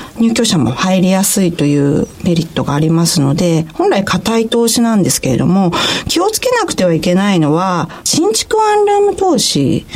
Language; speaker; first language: Japanese; native; Japanese